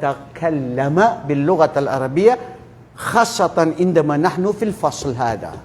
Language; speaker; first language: Arabic; non-native, fluent; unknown